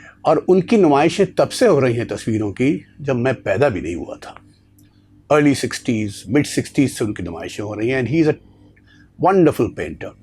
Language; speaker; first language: Urdu; native; Urdu